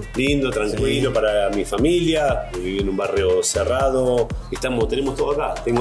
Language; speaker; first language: Portuguese; non-native, learner; Spanish